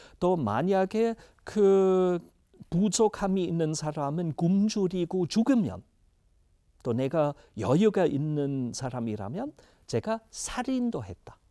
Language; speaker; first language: Korean; non-native, fluent; German